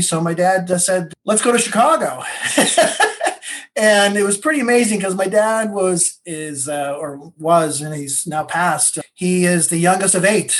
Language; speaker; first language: English; native; English